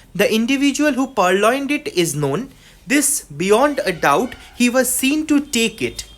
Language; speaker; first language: English; non-native, local second language; Bangla